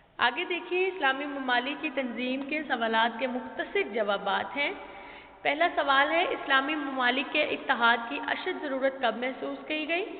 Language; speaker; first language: Urdu; native; Urdu